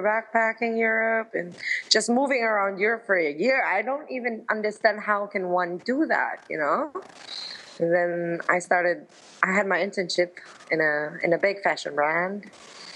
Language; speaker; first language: English; non-native, local second language; Filipino